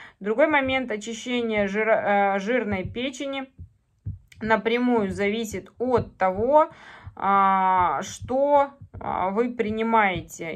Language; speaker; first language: Russian; native; Russian